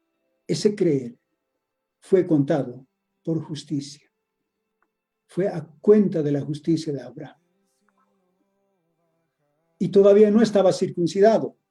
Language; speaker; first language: Spanish; native; Spanish